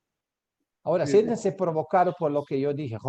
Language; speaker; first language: Spanish; native; Spanish